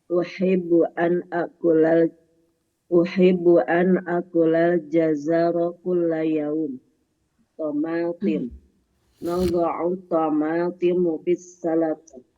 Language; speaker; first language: Arabic; non-native, learner; Indonesian